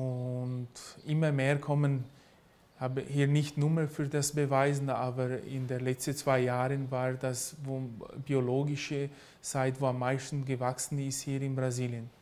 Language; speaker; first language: German; early bilingual, heritage; German